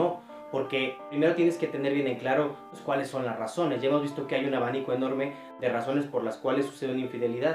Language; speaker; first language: Spanish; native; Spanish